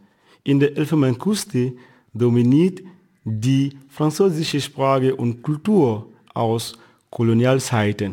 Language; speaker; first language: German; non-native, fluent; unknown